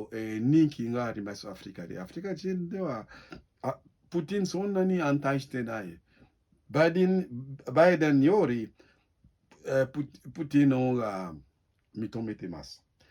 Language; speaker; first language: Japanese; non-native, learner; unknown